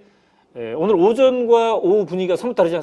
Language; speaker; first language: Korean; native; Korean